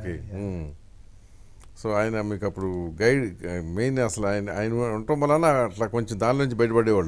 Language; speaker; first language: Telugu; native; Telugu